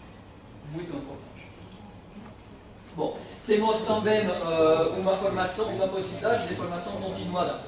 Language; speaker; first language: Portuguese; non-native, fluent; French